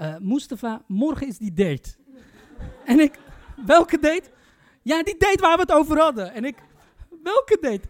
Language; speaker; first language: Dutch; early bilingual, other home language; Turkish